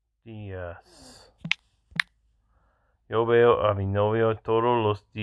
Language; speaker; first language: Spanish; non-native, learner; English